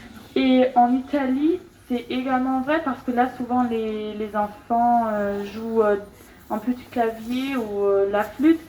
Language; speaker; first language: French; non-native, fluent; German